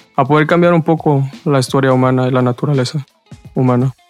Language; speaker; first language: Spanish; early bilingual, heritage; Spanish